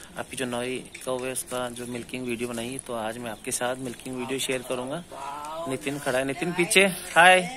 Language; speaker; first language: Hindi; native; Hindi